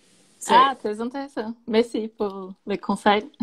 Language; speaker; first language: French; non-native, learner; Portuguese